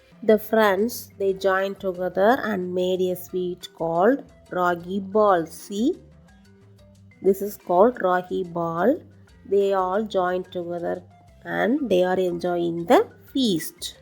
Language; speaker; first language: English; non-native, local second language; Tamil